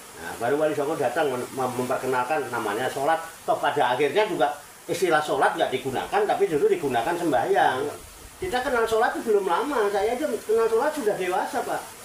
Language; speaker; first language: Indonesian; non-native, local second language; Javanese